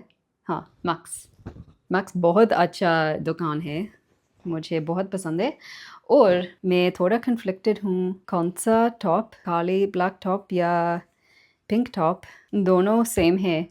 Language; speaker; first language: Hindi; non-native, learner; English